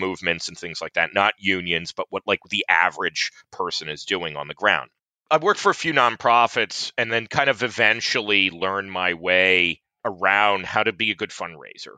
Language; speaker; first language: English; native; English